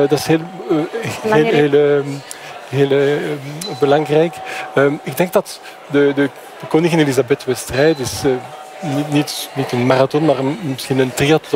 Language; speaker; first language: Dutch; non-native, fluent; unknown